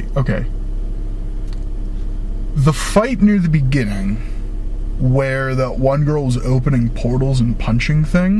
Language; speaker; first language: English; native; English